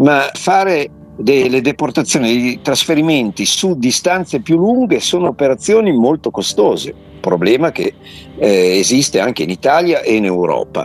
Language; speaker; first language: Italian; native; Italian